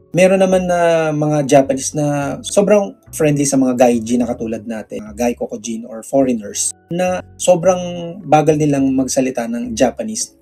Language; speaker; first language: Filipino; non-native, local second language; Cebuano